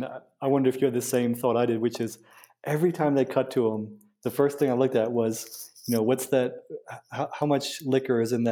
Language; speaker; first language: English; native; English